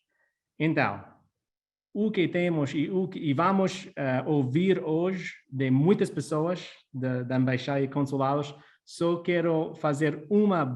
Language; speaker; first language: Portuguese; non-native, fluent; English